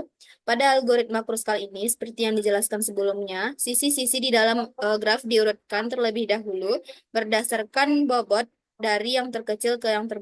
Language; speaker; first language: Indonesian; native; Indonesian